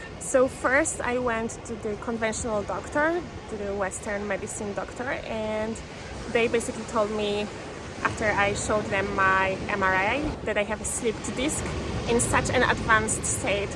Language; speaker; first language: English; non-native, fluent; Polish